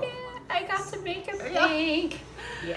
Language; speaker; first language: English; native; English